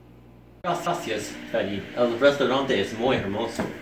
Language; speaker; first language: Spanish; non-native, learner; English